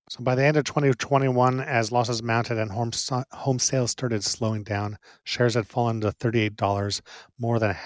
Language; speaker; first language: English; native; English